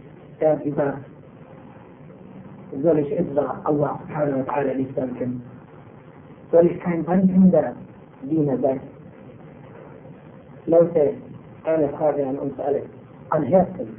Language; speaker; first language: German; non-native, fluent; Arabic